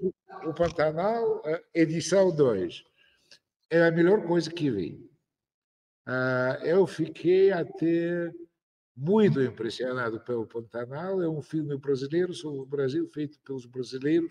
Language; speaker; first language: Portuguese; non-native, fluent; Russian